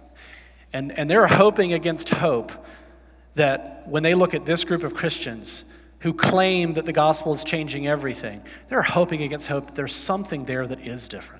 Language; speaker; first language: English; native; English